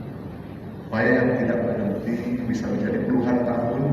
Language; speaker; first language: Indonesian; native; Indonesian